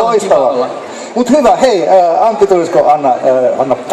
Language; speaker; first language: Finnish; native; Finnish